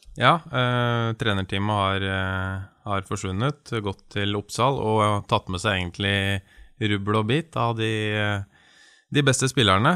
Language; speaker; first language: Norwegian; native; Norwegian